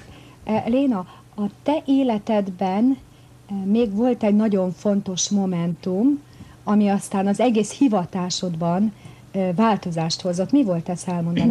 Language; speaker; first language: Hungarian; native; Hungarian